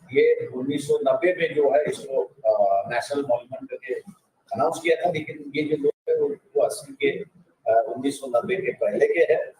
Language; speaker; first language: Hindi; non-native, local second language; Marathi